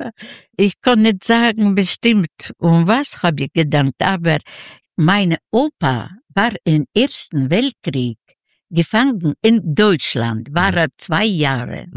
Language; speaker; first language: German; non-native, learner; Yiddish